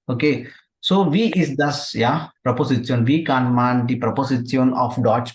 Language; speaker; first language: German; non-native, fluent; Tamil